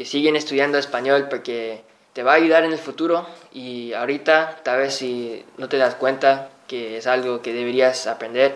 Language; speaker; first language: Spanish; early bilingual, heritage; Spanish